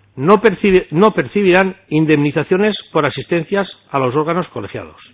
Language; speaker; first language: Spanish; non-native, local second language; Catalan